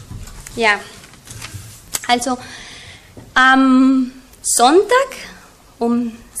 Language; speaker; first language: German; non-native, learner; Spanish